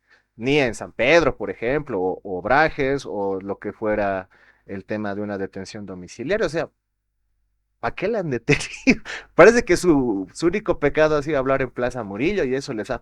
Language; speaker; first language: Spanish; native; Spanish